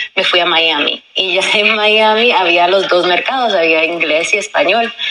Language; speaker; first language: Spanish; early bilingual, heritage; Spanish